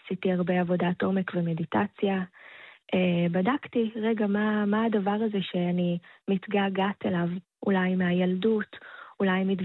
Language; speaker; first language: Hebrew; native; Hebrew